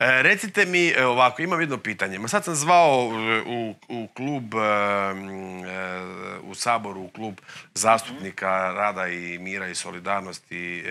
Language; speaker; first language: Croatian; native; Croatian